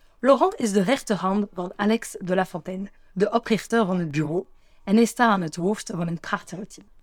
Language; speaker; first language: Dutch; non-native, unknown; French